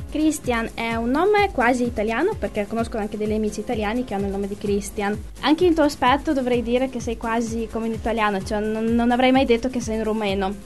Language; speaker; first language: Italian; native; Italian